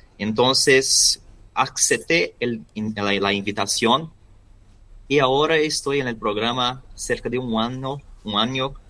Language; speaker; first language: Spanish; non-native, learner; Portuguese